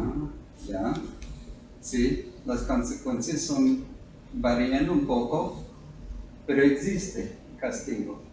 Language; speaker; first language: Spanish; non-native, fluent; English